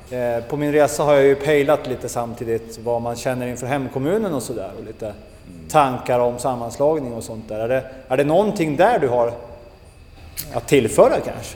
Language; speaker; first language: Swedish; native; Swedish